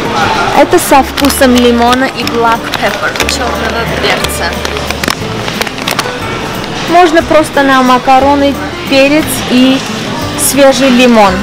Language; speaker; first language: Russian; non-native, local second language; Armenian